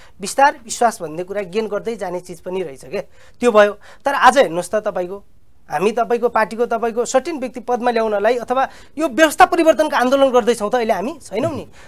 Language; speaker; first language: Nepali; native; Nepali